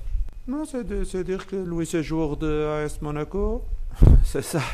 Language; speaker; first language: French; non-native, fluent; Portuguese